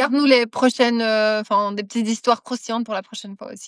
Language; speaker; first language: French; native; French